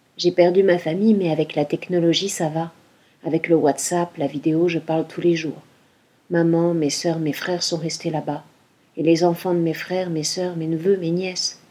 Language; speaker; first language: French; non-native, learner; Arabic